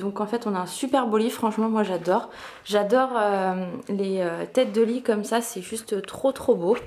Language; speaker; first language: French; native; French